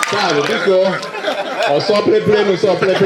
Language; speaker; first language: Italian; non-native, learner; English